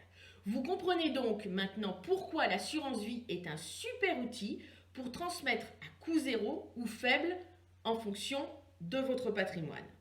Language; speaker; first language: French; native; French